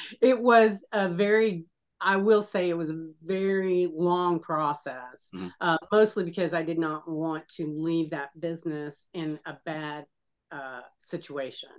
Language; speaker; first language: English; native; English